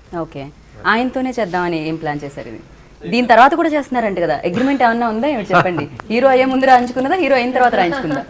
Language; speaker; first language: Telugu; native; Telugu